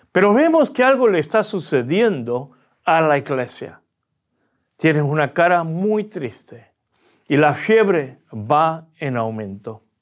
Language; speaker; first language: Spanish; early bilingual, other home language; Korean